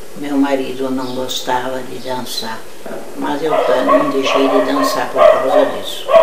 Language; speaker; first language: Portuguese; early bilingual, other home language; German